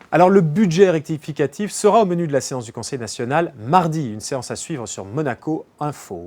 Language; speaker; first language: French; native; French